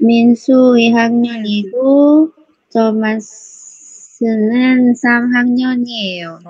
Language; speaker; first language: Korean; non-native, learner; Indonesian